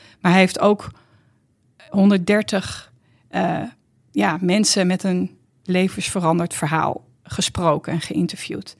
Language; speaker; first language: Dutch; native; Dutch